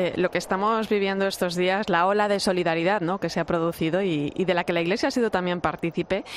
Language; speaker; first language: Spanish; native; Spanish